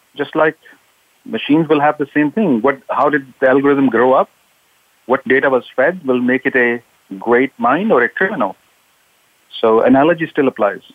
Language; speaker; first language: English; non-native, local second language; Urdu